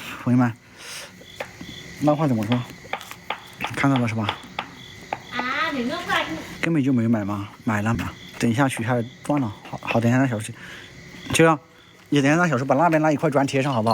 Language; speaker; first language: Chinese; native; Chinese